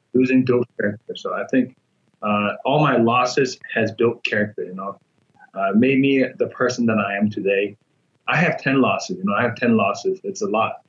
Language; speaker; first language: English; non-native, fluent; Burmese